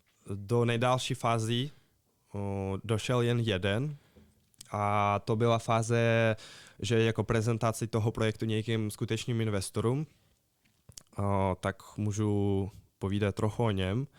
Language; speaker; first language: Czech; non-native, fluent; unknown